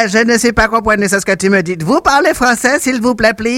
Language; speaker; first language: French; non-native, local second language; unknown